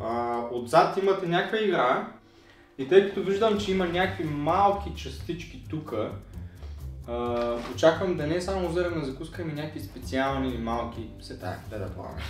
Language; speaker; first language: Bulgarian; native; Bulgarian